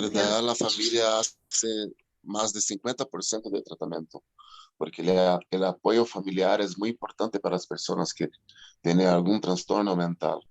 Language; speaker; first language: Spanish; non-native, fluent; Portuguese